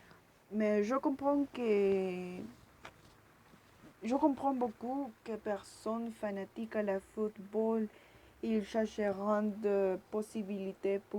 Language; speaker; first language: French; non-native, learner; Spanish